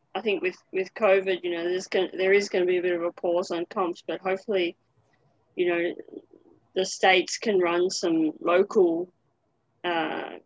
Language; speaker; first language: English; native; English